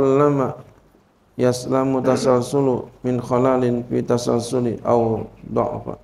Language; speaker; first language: Arabic; non-native, fluent; Indonesian